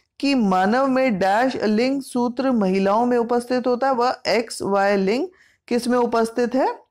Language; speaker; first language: Hindi; native; Hindi